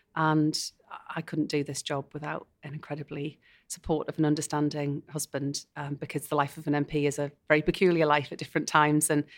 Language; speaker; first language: English; native; English